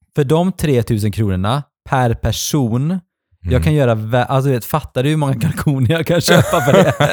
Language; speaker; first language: Swedish; native; Swedish